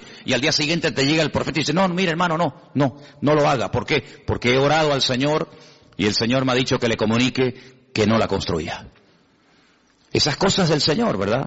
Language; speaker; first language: Spanish; native; Spanish